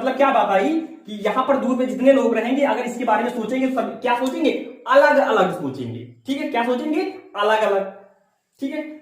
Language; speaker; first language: Hindi; native; Hindi